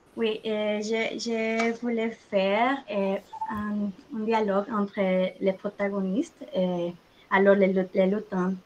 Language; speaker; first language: French; non-native, fluent; Spanish